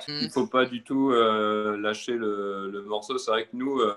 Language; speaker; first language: French; native; French